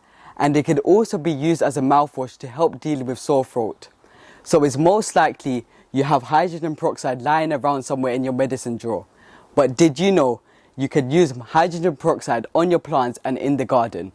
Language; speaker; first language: English; early bilingual, other home language; Bangla